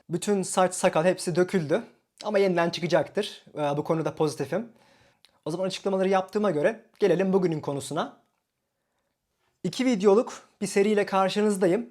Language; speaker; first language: Turkish; native; Turkish